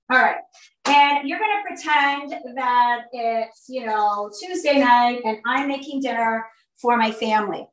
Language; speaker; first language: English; native; English